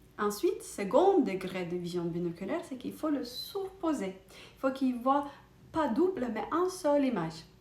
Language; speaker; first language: French; non-native, fluent; Russian